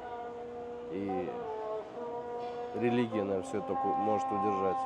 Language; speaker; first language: Russian; native; Russian